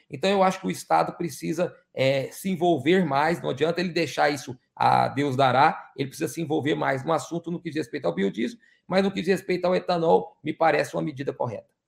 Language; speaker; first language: Portuguese; native; Portuguese